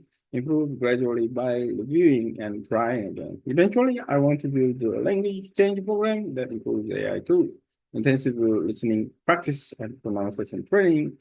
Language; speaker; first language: English; non-native, learner; Korean